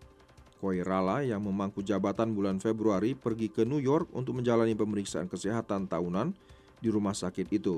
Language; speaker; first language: Indonesian; native; Indonesian